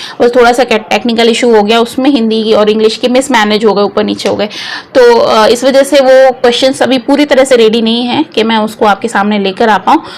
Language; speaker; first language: Hindi; native; Hindi